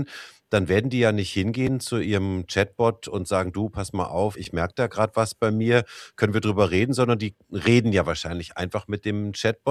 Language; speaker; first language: German; native; German